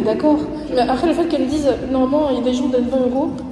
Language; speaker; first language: French; native; French